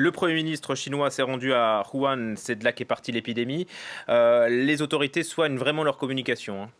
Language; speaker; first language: French; native; French